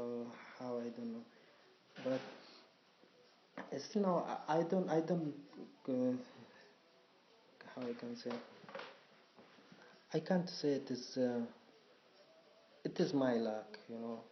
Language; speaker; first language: English; non-native, learner; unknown